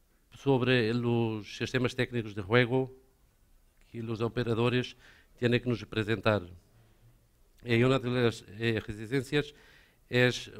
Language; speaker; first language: Spanish; non-native, learner; Portuguese